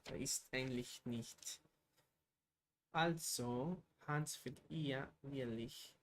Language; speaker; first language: German; non-native, learner; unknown